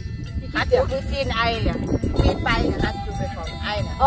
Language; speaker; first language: German; non-native, learner; Thai